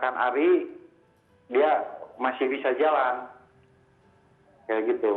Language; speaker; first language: Indonesian; native; Indonesian